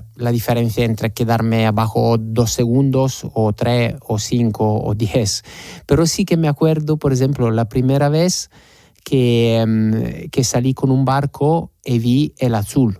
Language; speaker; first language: Spanish; non-native, fluent; Italian